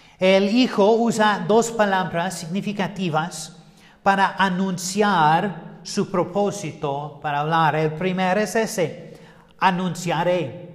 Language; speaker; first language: Spanish; non-native, fluent; English